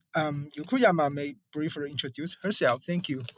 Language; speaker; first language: English; non-native, fluent; Chinese